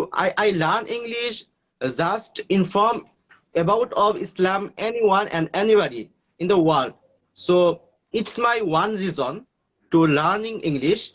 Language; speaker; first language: English; non-native, learner; Bangla